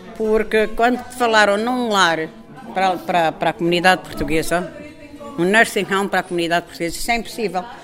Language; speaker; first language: Portuguese; native; Portuguese